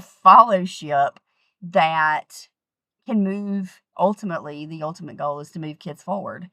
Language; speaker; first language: English; native; English